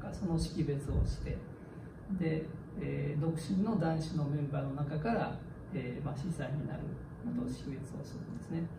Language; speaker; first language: Japanese; native; Japanese